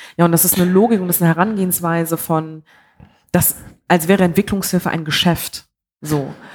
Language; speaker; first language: German; early bilingual, other home language; Bambara